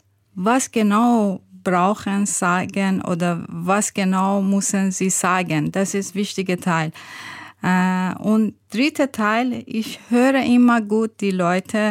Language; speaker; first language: German; non-native, learner; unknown